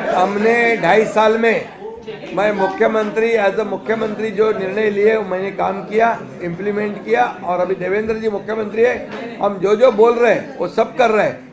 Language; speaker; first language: Hindi; non-native, local second language; Marathi